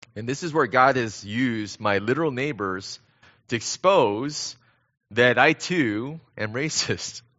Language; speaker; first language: English; early bilingual, other home language; Korean